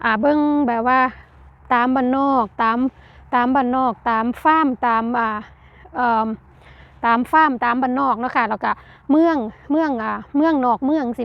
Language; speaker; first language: Thai; non-native, local second language; Lao